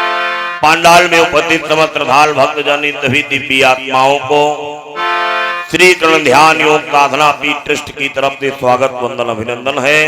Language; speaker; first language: Hindi; native; Hindi